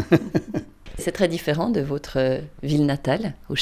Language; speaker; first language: French; native; French